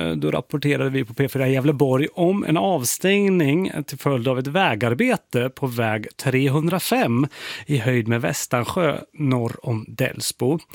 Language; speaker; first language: Swedish; native; Swedish